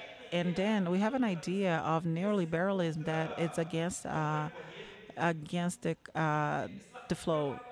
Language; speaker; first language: English; non-native, learner; Portuguese